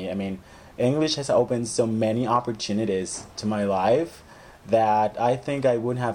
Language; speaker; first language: English; non-native, fluent; Spanish